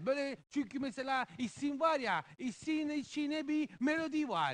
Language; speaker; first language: Turkish; non-native, fluent; Italian